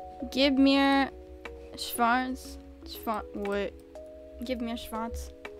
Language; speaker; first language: German; non-native, learner; English